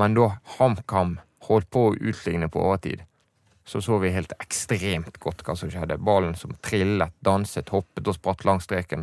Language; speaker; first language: Norwegian; native; Norwegian